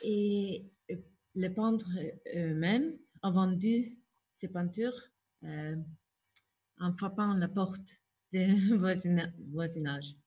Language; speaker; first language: French; non-native, fluent; Norwegian